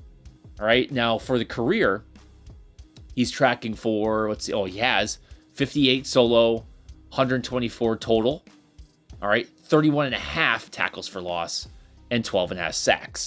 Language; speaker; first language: English; native; English